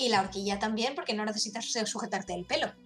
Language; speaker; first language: Spanish; native; Spanish